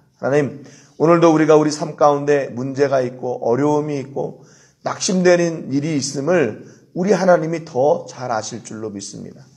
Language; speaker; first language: Korean; native; Korean